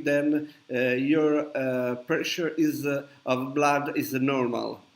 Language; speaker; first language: English; non-native, learner; Italian